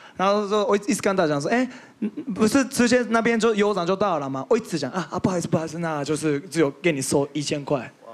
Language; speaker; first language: Chinese; non-native, fluent; Japanese